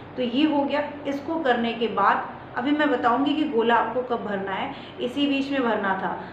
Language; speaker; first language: Hindi; native; Hindi